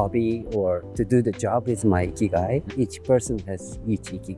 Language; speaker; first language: English; non-native, learner; Japanese